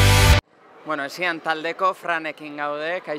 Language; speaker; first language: Basque; native; Basque